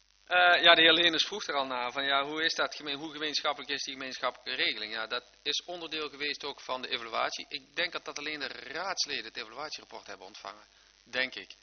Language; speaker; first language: Dutch; native; Dutch